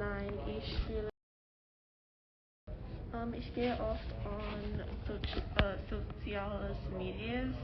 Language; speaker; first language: German; non-native, learner; English